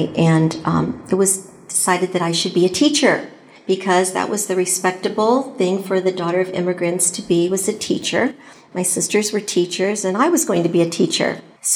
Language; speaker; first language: English; native; English